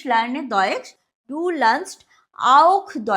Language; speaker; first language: German; non-native, fluent; Hindi